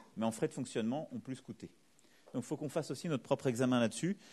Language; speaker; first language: French; native; French